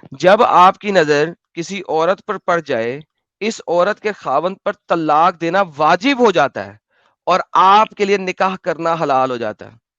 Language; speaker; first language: Urdu; native; Urdu